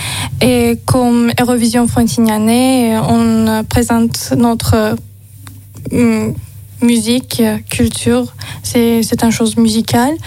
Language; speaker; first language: French; non-native, learner; Azerbaijani